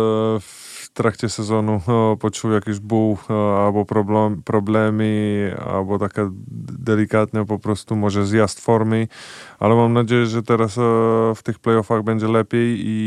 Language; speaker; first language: Polish; non-native, fluent; Czech